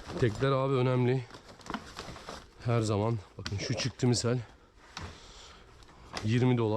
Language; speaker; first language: Turkish; native; Turkish